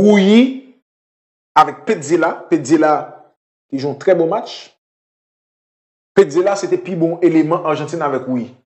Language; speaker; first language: French; non-native, local second language; Haitian Creole